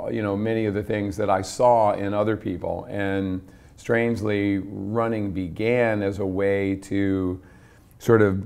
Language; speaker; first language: English; native; English